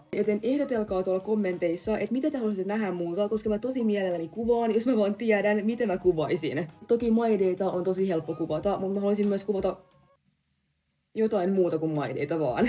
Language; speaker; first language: Finnish; native; Finnish